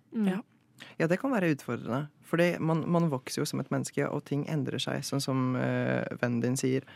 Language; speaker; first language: Norwegian; early bilingual, other home language; Polish